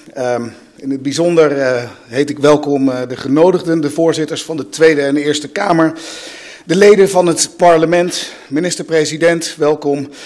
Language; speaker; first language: Dutch; native; Dutch